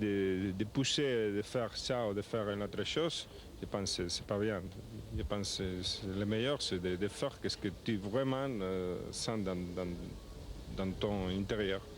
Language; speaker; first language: French; non-native, learner; Spanish